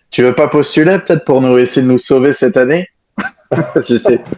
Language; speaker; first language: French; native; French